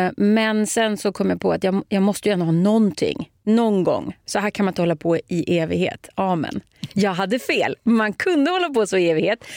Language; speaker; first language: Swedish; native; Swedish